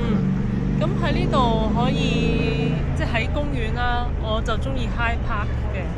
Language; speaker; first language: Cantonese; native; Cantonese